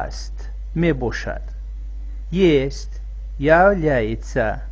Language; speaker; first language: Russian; non-native, local second language; Tajik